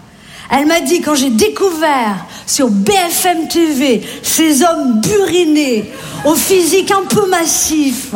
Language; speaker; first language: French; native; French